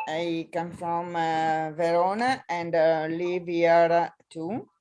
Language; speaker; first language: English; non-native, learner; Italian